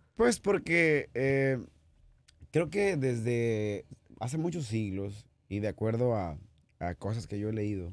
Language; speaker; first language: Spanish; native; Spanish